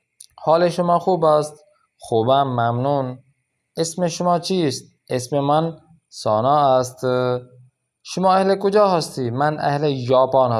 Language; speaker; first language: Persian; non-native, fluent; Urdu